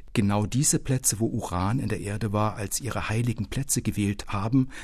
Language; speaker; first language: German; native; German